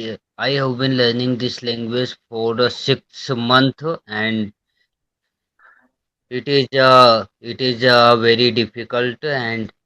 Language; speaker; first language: English; non-native, learner; Hindi